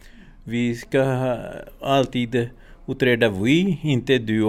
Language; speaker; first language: Swedish; non-native, fluent; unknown